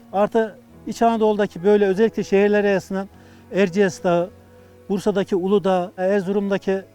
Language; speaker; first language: Turkish; native; Turkish